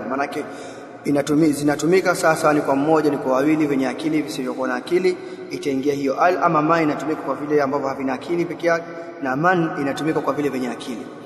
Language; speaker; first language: Swahili; native; Swahili